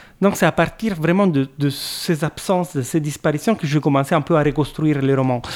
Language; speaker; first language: French; non-native, fluent; Italian